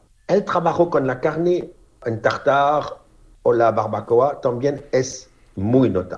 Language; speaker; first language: Spanish; non-native, fluent; French